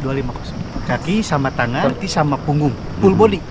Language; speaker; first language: Indonesian; native; Indonesian